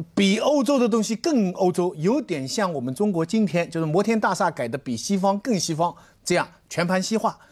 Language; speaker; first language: Chinese; native; Chinese